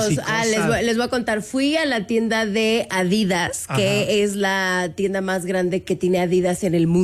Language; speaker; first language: Spanish; native; Spanish